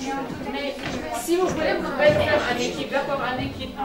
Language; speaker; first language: French; non-native, fluent; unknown